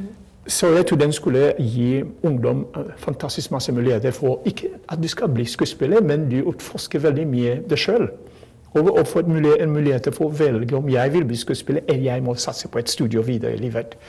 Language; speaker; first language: Norwegian; non-native, fluent; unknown